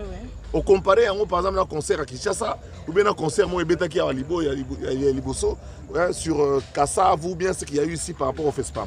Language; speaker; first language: French; non-native, local second language; Lingala